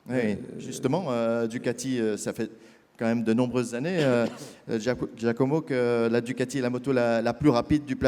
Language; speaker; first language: French; native; French